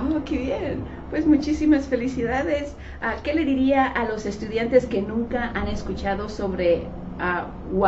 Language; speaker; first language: Spanish; native; Spanish